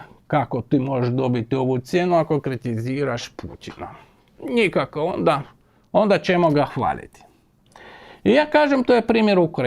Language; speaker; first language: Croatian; non-native, fluent; Ukrainian